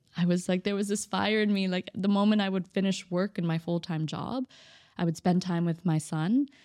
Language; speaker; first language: English; native; English